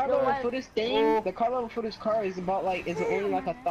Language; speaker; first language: English; native; English